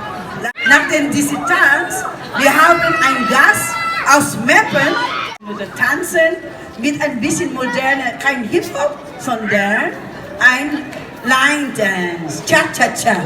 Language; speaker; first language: German; non-native, learner; Filipino